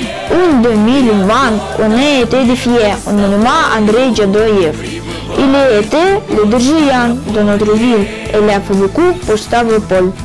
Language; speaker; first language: French; non-native, learner; Russian